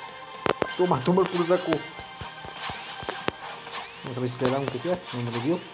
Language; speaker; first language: Spanish; native; Spanish